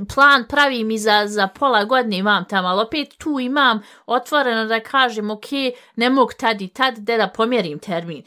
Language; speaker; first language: Bosnian; early bilingual, heritage; Bosnian